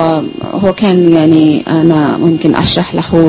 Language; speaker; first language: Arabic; non-native, learner; English